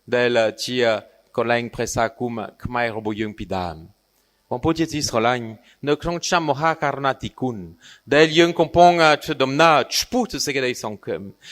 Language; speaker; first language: Khmer; non-native, fluent; French